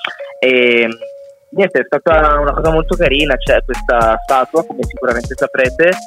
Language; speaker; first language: Italian; native; Italian